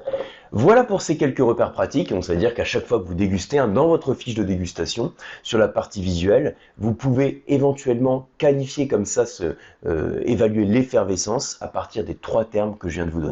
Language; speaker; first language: French; native; French